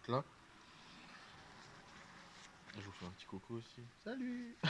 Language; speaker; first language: French; native; French